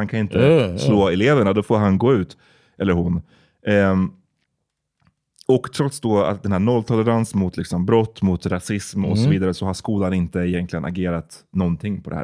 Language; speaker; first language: Swedish; native; Swedish